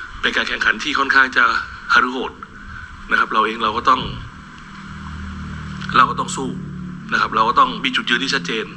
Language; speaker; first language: Thai; native; Thai